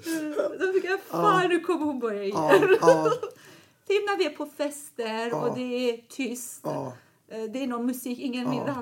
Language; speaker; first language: Swedish; non-native, fluent; Persian